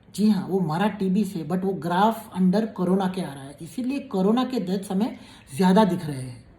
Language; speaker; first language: Hindi; native; Hindi